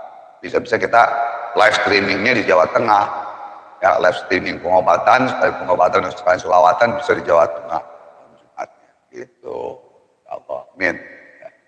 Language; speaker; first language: Indonesian; native; Indonesian